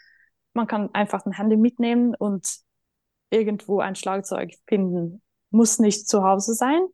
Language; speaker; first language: German; non-native, fluent; Norwegian